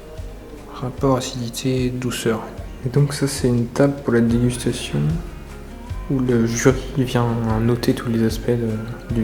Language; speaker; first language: French; native; French